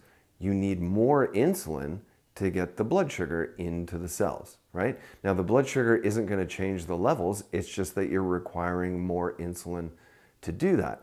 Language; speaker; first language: English; native; English